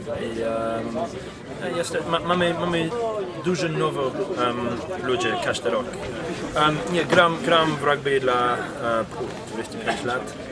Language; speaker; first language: Polish; non-native, learner; English